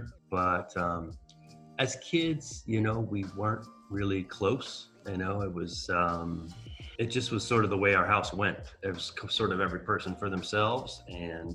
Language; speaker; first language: English; native; English